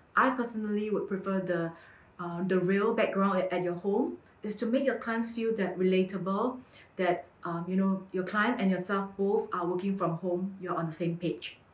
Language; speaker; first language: English; native; English